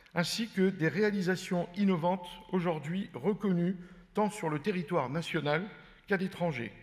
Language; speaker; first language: French; native; French